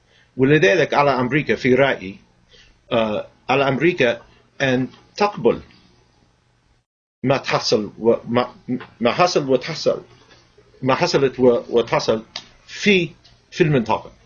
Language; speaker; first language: Arabic; non-native, fluent; English